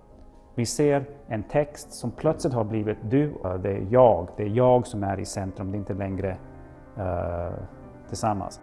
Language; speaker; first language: Swedish; non-native, fluent; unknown